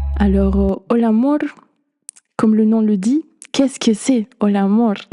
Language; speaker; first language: French; non-native, fluent; Spanish